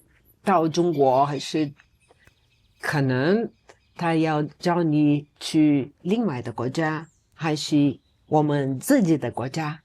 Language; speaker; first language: Chinese; non-native, learner; Portuguese